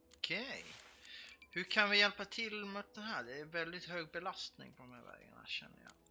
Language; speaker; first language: Swedish; native; Swedish